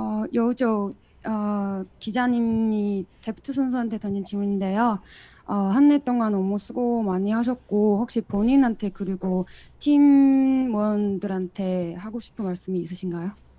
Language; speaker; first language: Korean; non-native, fluent; Chinese